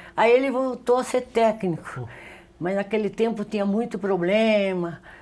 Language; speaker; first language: Portuguese; early bilingual, other home language; Spanish